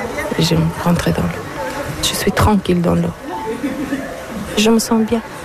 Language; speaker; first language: French; non-native, learner; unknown